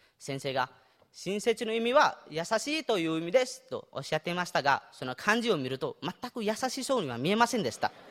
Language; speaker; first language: Japanese; non-native, fluent; Nepali